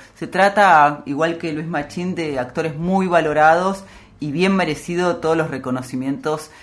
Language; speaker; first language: Spanish; native; Spanish